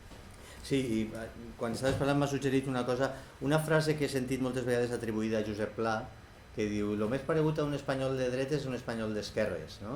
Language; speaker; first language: Catalan; native; Catalan